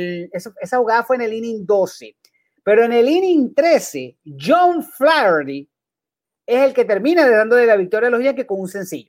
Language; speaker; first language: Spanish; native; Spanish